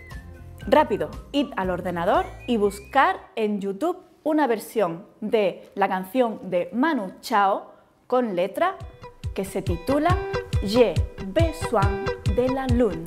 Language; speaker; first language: Spanish; native; Spanish